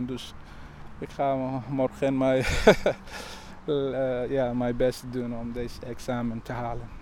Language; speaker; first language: Dutch; non-native, learner; Somali